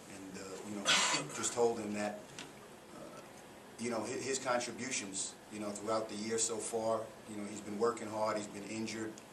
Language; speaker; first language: English; native; English